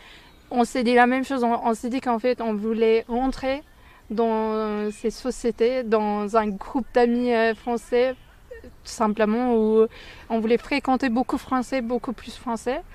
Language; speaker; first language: French; non-native, fluent; Turkish